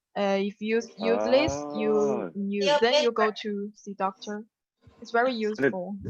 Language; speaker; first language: English; non-native, learner; Chinese